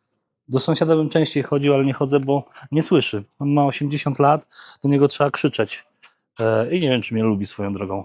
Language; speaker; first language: Polish; native; Polish